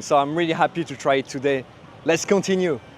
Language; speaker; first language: English; non-native, fluent; French